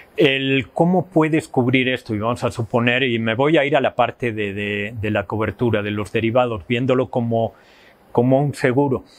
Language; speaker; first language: Spanish; native; Spanish